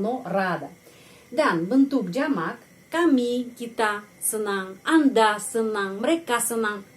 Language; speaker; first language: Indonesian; non-native, fluent; Russian